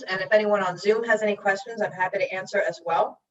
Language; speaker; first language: English; native; English